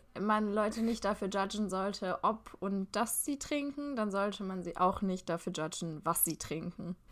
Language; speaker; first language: German; native; German